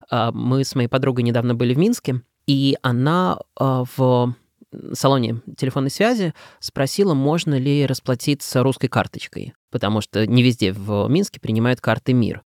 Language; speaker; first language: Russian; native; Russian